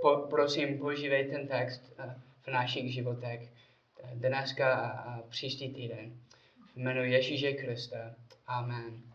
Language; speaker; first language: Czech; non-native, learner; English